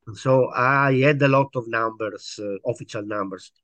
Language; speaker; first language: English; non-native, learner; Italian